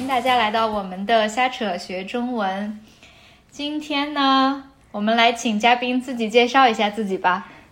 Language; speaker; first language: Chinese; native; Chinese